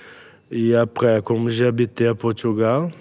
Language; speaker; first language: French; non-native, learner; Portuguese